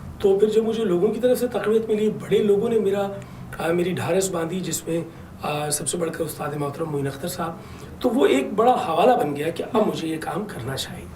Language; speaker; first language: Urdu; non-native, local second language; Punjabi